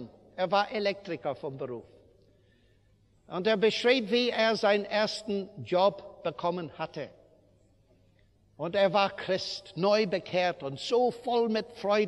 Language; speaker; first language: German; non-native, fluent; English